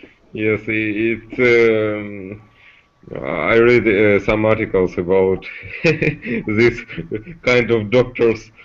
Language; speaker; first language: English; non-native, learner; Russian